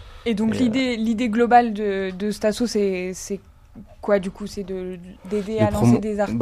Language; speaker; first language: French; native; French